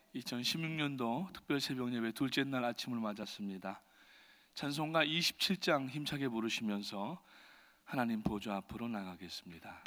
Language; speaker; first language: Korean; native; Korean